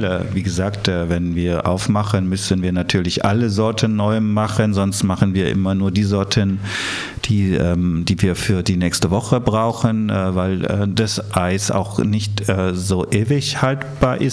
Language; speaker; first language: German; early bilingual, other home language; Italian